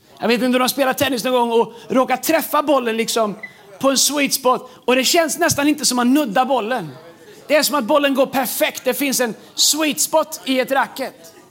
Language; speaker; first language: Swedish; native; Swedish